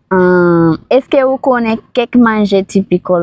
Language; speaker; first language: French; non-native, learner; Spanish